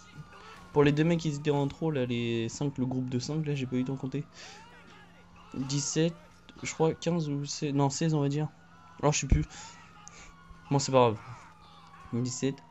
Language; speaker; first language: French; native; French